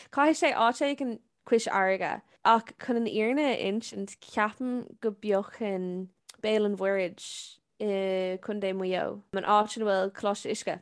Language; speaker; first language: Irish; non-native, local second language; English